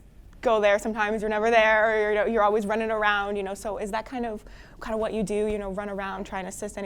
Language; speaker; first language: English; native; English